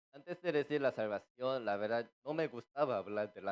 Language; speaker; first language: Spanish; non-native, fluent; Korean